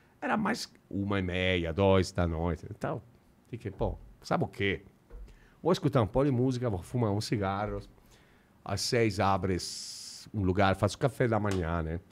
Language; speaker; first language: Portuguese; non-native, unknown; Italian